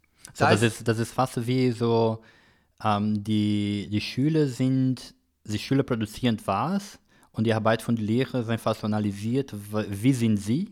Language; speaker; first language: German; non-native, learner; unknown